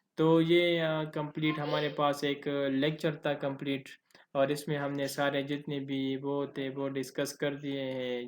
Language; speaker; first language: Urdu; non-native, local second language; Pashto